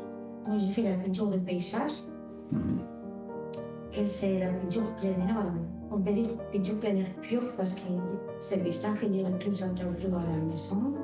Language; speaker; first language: French; non-native, fluent; Spanish